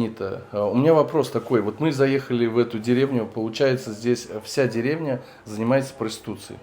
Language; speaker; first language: Russian; native; Russian